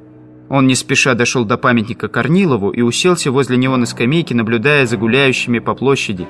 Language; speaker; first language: Russian; native; Russian